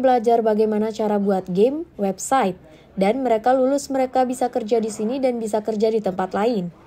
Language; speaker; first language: Indonesian; native; Indonesian